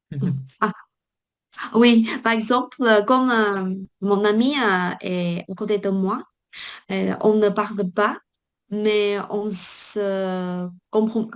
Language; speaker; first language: French; non-native, learner; Chinese